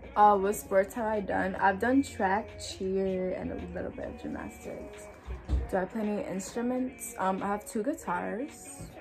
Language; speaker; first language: English; native; English